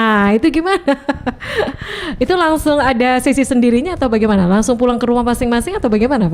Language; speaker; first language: Indonesian; native; Indonesian